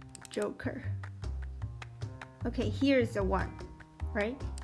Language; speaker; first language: English; non-native, fluent; Chinese